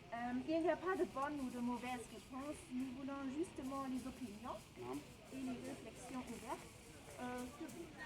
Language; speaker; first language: French; non-native, fluent; German